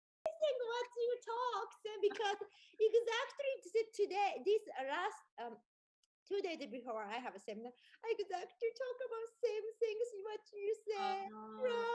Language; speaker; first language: English; non-native, learner; Japanese